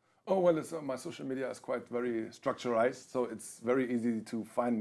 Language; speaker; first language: English; non-native, fluent; German